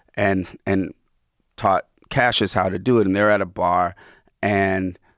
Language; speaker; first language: English; native; English